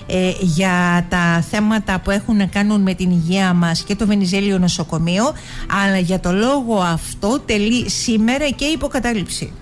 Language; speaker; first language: Greek; native; Greek